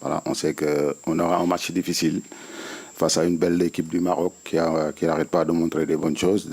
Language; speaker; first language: French; non-native, local second language; Wolof